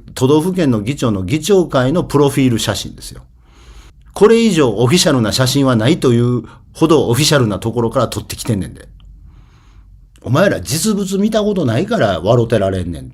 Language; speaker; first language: Japanese; native; Japanese